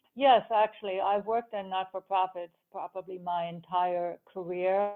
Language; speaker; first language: English; early bilingual, other home language; German